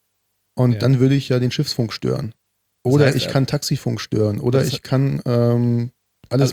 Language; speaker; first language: German; native; German